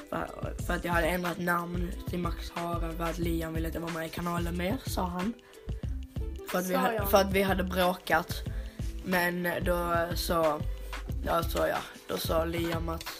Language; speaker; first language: Swedish; native; Swedish